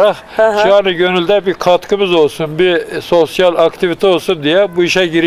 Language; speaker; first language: Turkish; native; Turkish